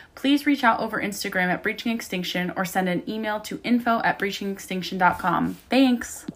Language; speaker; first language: English; native; English